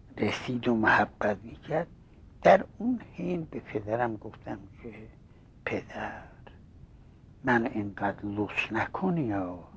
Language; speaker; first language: Persian; non-native, local second language; Azerbaijani